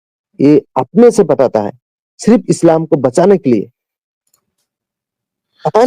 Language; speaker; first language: Hindi; non-native, local second language; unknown